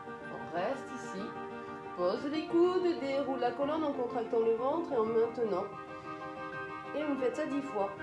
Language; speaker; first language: French; native; French